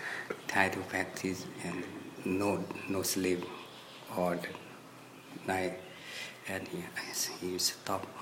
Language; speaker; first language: English; non-native, learner; Thai